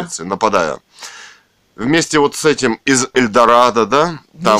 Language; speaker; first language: Russian; native; Russian